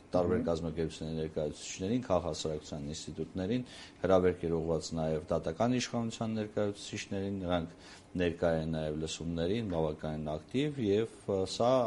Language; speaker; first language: Armenian; native; Armenian